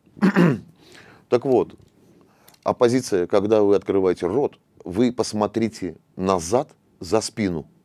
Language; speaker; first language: Russian; non-native, local second language; Armenian